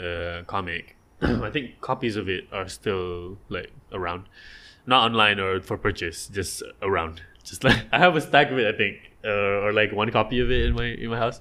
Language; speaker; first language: English; non-native, local second language; Malay